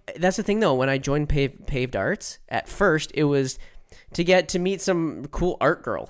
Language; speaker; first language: English; native; English